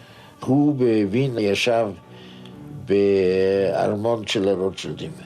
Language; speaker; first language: Hebrew; non-native, fluent; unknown